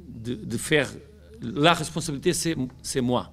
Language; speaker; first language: French; non-native, learner; Portuguese